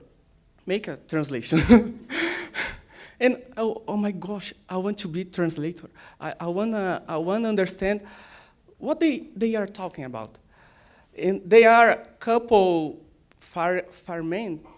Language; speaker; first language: English; non-native, learner; Portuguese